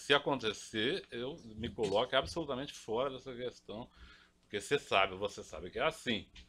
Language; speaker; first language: Portuguese; native; Portuguese